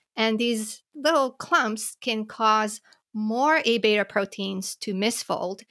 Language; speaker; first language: English; native; English